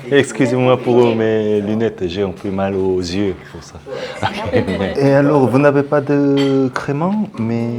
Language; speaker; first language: French; non-native, fluent; Korean